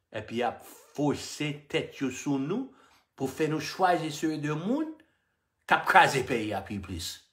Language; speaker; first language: Haitian Creole; non-native, fluent; English